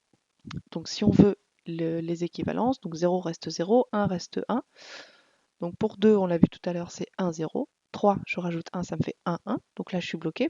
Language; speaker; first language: French; native; French